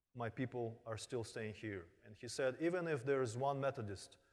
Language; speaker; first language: English; early bilingual, other home language; Korean